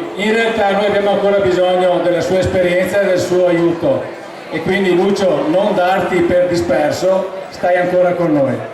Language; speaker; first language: Italian; native; Italian